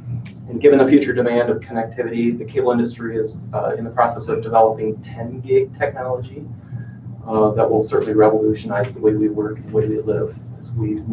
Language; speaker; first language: English; native; English